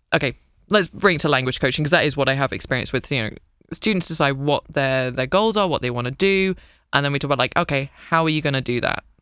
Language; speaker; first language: English; native; English